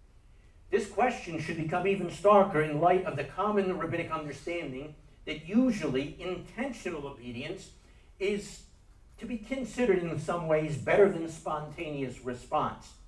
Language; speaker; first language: English; native; English